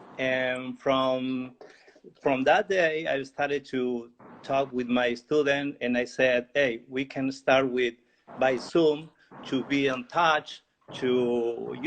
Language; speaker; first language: English; non-native, learner; Spanish